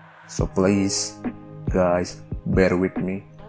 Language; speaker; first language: English; non-native, fluent; Indonesian